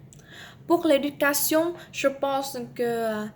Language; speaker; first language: French; non-native, learner; Vietnamese